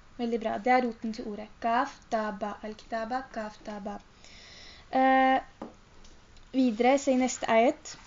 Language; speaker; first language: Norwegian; early bilingual, other home language; Urdu